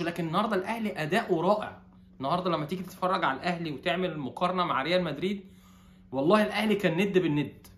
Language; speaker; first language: Arabic; native; Arabic